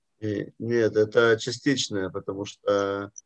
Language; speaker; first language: Russian; early bilingual, heritage; Russian